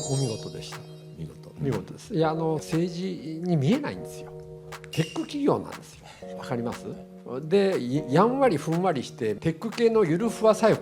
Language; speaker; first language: Japanese; native; Japanese